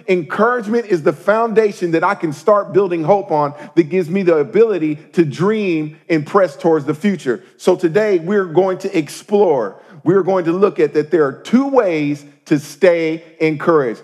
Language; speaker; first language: English; native; English